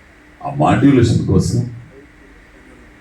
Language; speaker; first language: Telugu; native; Telugu